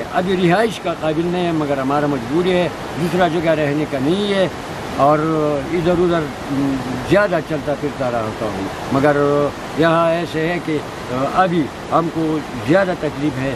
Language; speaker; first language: Hindi; non-native, local second language; Pashto